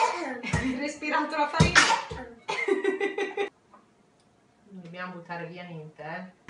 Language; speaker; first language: Italian; native; Italian